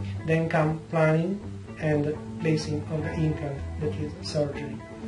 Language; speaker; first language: English; non-native, fluent; Italian